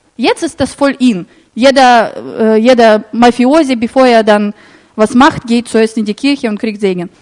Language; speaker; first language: German; non-native, fluent; Russian